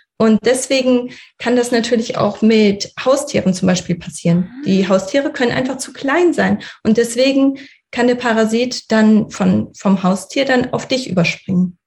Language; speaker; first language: German; early bilingual, other home language; Russian